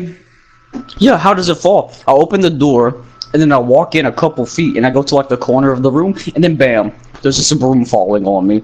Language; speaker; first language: English; native; English